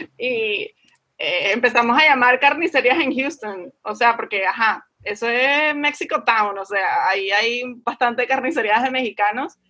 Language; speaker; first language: Spanish; native; Spanish